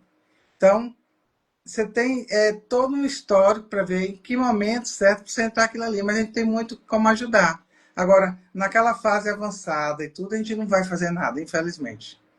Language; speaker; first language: Portuguese; native; Portuguese